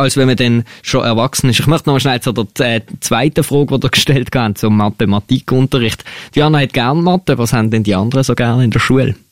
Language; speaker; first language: German; native; German